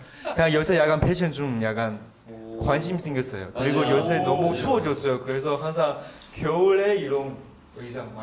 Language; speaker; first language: Korean; non-native, fluent; Chinese